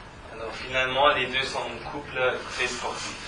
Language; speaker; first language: French; non-native, learner; German